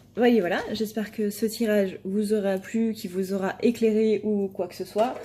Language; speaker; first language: French; native; French